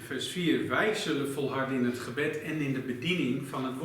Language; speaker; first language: Dutch; native; Dutch